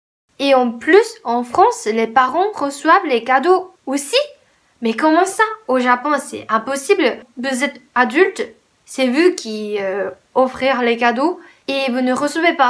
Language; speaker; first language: French; non-native, fluent; Japanese